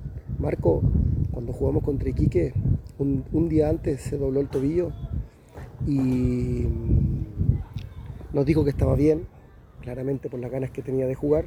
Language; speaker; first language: Spanish; native; Spanish